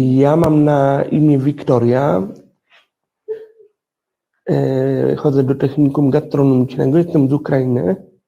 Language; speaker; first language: Polish; non-native, learner; Ukrainian